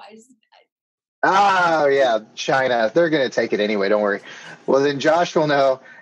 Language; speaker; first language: English; native; English